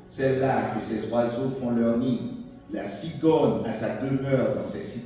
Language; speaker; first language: French; non-native, local second language; Haitian Creole